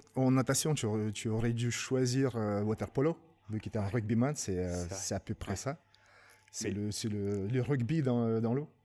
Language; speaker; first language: French; non-native, fluent; Lithuanian